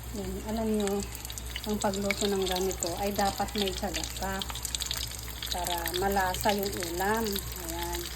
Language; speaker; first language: Filipino; non-native, local second language; Iloko